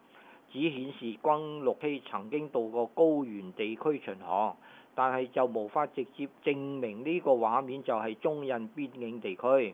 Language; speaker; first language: Chinese; non-native, local second language; Cantonese